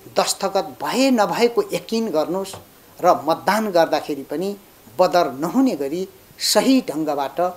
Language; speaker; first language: Nepali; native; Nepali